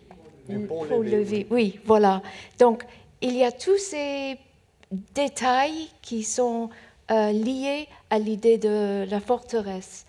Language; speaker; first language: French; non-native, fluent; Persian